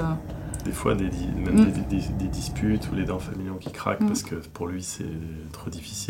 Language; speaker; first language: French; native; French